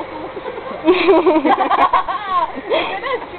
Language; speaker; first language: French; native; French